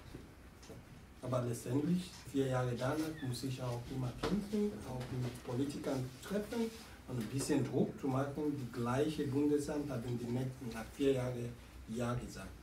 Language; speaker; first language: German; non-native, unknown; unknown